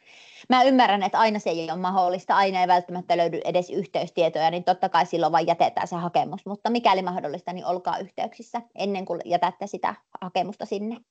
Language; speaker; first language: Finnish; native; Finnish